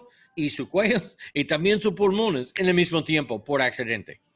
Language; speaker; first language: Spanish; non-native, learner; English